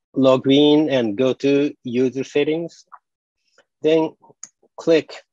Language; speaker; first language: English; non-native, fluent; Japanese